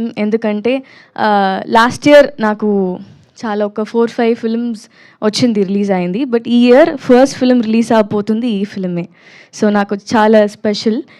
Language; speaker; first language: Telugu; non-native, learner; Tamil